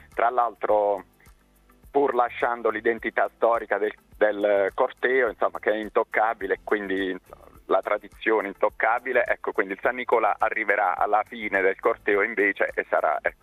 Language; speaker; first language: Italian; native; Italian